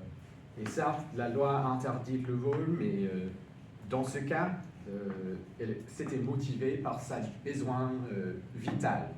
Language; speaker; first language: French; non-native, learner; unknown